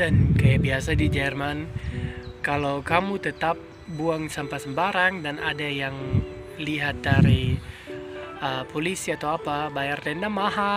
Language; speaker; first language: Indonesian; non-native, fluent; German